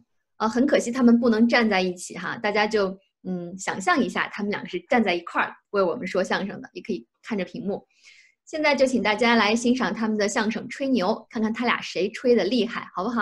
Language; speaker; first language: Chinese; native; Chinese